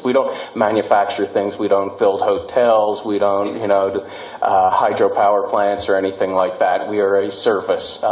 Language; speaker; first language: English; native; English